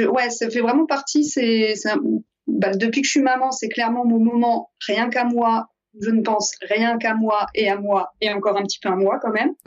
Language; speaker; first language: French; native; French